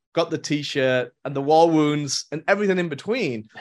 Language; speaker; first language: English; native; English